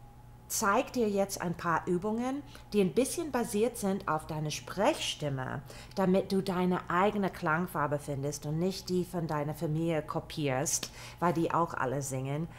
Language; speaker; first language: German; non-native, fluent; English